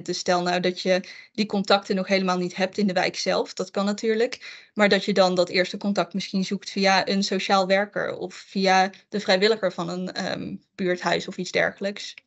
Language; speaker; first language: Dutch; native; Dutch